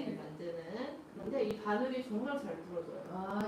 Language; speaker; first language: Korean; native; Korean